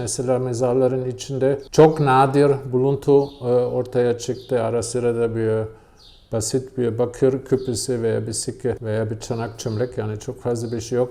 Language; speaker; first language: Turkish; non-native, fluent; German